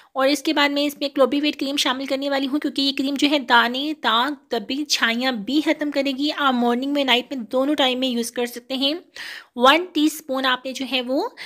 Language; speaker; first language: Urdu; native; Urdu